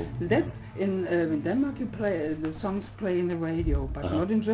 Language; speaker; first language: English; non-native, learner; German